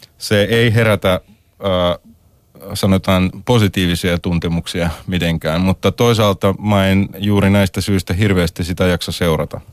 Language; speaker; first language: Finnish; non-native, fluent; Russian